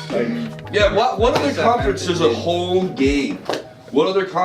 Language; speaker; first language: English; native; English